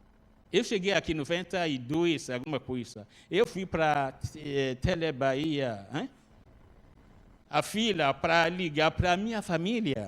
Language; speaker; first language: Portuguese; non-native, learner; Arabic